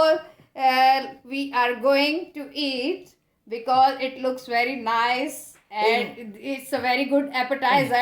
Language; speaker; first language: English; non-native, learner; Hindi